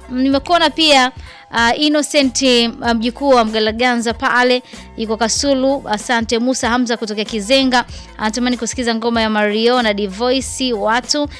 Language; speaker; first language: Swahili; native; Swahili